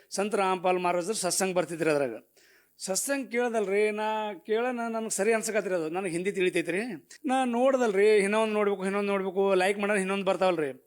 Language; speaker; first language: Kannada; native; Kannada